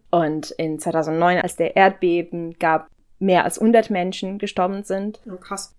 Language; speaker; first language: German; non-native, fluent; Italian